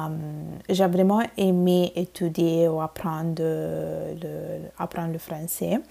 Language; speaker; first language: French; non-native, fluent; Bangla